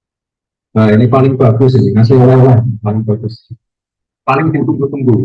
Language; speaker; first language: Indonesian; native; Indonesian